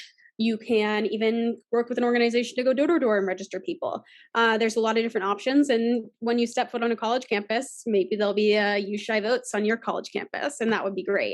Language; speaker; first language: English; native; English